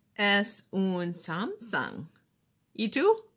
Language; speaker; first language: Spanish; non-native, learner; English